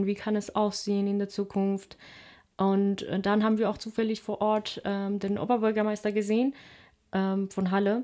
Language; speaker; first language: German; non-native, fluent; Ukrainian